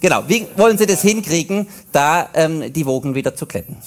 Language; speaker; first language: German; native; German